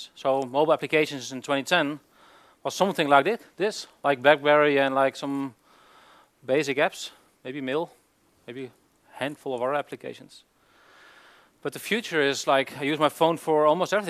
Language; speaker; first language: English; non-native, fluent; Dutch